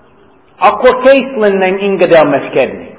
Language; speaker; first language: Hungarian; non-native, fluent; English